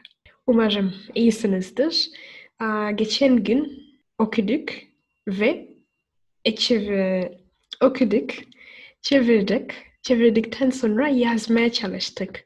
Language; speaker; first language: Turkish; non-native, fluent; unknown